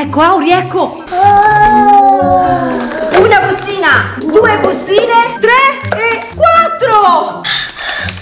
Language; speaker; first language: Italian; native; Italian